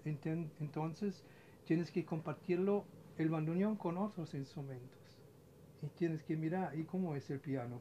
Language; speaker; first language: Spanish; non-native, fluent; German